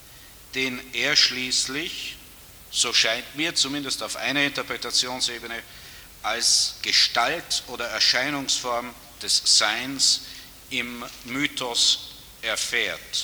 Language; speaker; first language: German; native; German